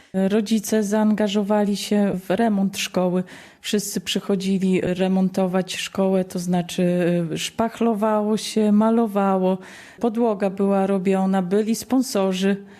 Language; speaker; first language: Polish; native; Polish